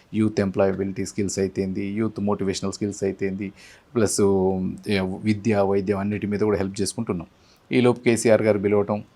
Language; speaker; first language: Telugu; native; Telugu